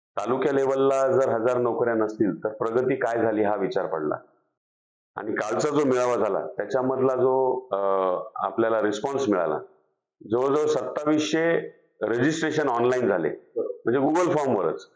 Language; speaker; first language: Marathi; native; Marathi